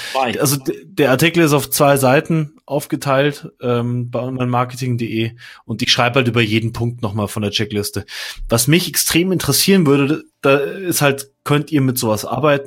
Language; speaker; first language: German; native; German